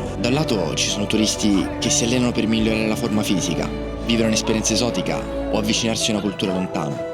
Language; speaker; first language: Italian; native; Italian